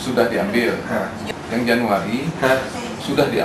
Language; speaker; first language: Indonesian; native; Indonesian